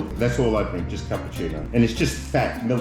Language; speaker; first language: English; native; English